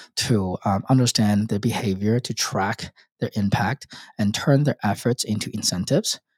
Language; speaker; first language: English; non-native, local second language; Cantonese